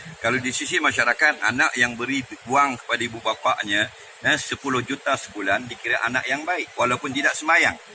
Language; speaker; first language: Malay; native; Malay